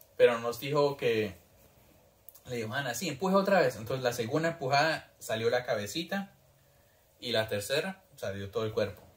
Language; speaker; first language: Spanish; early bilingual, heritage; Spanish